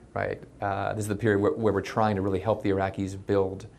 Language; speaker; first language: English; native; English